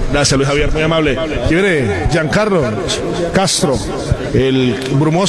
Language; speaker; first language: Spanish; native; Spanish